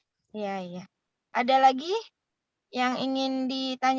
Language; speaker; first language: Indonesian; native; Indonesian